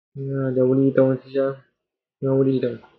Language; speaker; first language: Spanish; non-native, learner; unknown